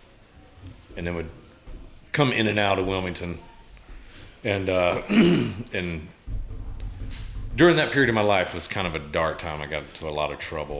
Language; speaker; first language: English; native; English